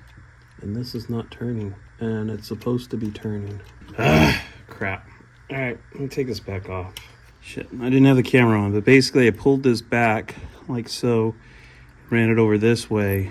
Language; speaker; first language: English; native; English